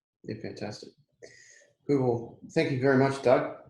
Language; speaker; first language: English; native; English